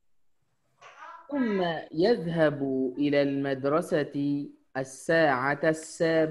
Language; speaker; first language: Arabic; non-native, fluent; Indonesian